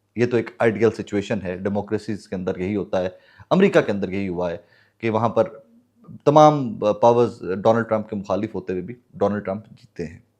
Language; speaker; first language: Urdu; non-native, local second language; Punjabi